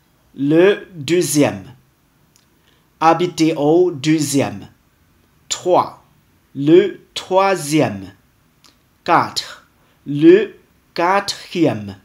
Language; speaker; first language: French; non-native, fluent; Chinese